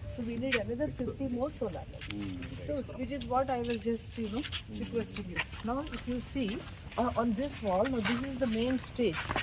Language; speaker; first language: English; non-native, local second language; Telugu